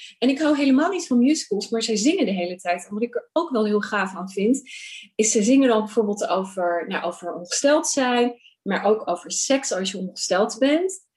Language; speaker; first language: Dutch; early bilingual, other home language; Urdu